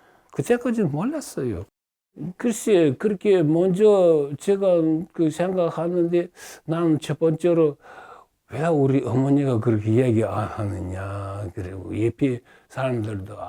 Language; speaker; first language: Korean; early bilingual, heritage; Russian